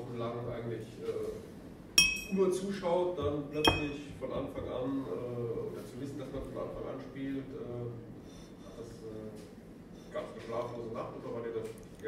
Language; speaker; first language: German; native; German